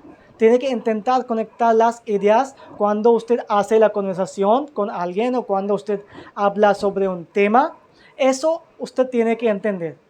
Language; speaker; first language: Spanish; non-native, learner; Hindi